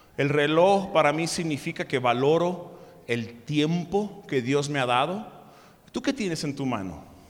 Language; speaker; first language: Spanish; early bilingual, other home language; English